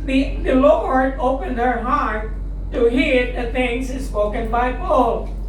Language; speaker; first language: English; non-native, local second language; Filipino